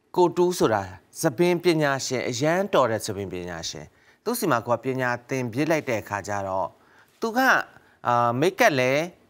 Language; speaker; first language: Burmese; native; Burmese